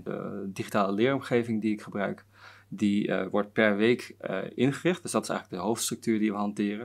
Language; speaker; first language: Dutch; native; Dutch